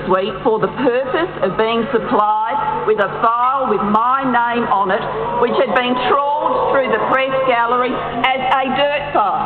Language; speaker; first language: English; native; English